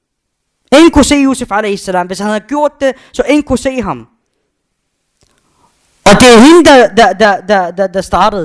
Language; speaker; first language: Danish; non-native, fluent; Arabic